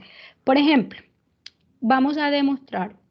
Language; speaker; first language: Spanish; native; Spanish